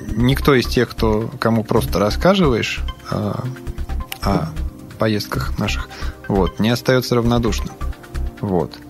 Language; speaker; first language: Russian; non-native, fluent; Serbian